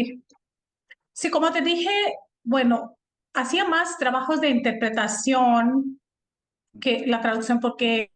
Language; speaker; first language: Spanish; non-native, fluent; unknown